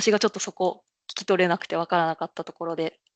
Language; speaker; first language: Japanese; native; Japanese